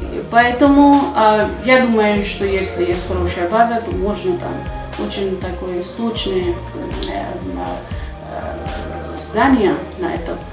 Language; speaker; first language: Russian; non-native, fluent; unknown